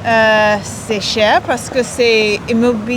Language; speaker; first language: French; non-native, learner; English